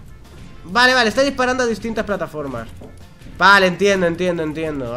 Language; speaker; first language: Spanish; native; Spanish